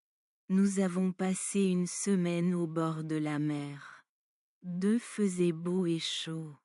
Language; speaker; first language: French; non-native, learner; Bangla